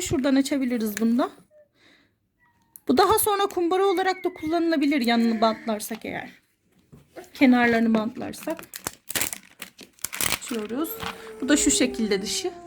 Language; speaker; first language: Turkish; native; Turkish